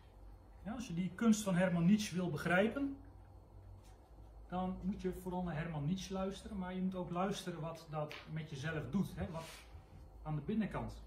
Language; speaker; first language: Dutch; native; Dutch